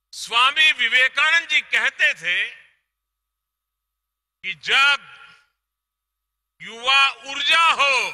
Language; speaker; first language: Hindi; non-native, local second language; Gujarati